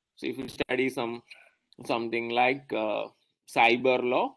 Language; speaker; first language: English; non-native, local second language; Malayalam